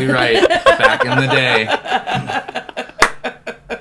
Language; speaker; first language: English; native; English